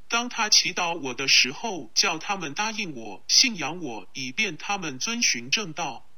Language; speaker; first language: Chinese; non-native, local second language; Cantonese